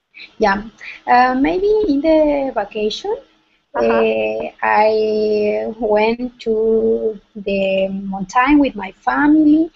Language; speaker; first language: English; non-native, learner; Spanish